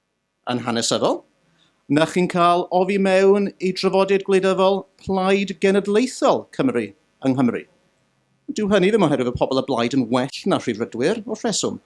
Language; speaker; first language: Welsh; native; Welsh